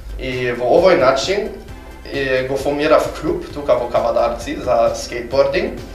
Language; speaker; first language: Macedonian; non-native, fluent; German